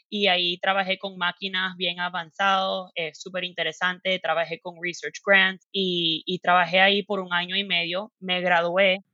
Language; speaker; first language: Spanish; early bilingual, heritage; Spanish